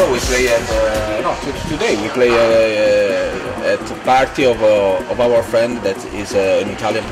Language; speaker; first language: English; non-native, fluent; Italian